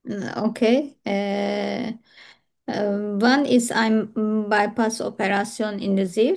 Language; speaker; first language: German; non-native, fluent; Turkish